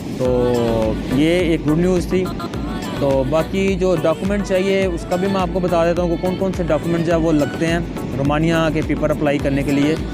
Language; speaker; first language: Urdu; non-native, local second language; Punjabi